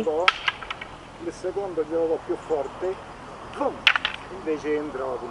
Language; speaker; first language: Italian; native; Italian